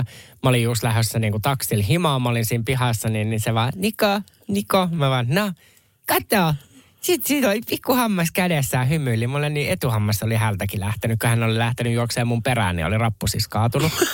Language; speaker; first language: Finnish; native; Finnish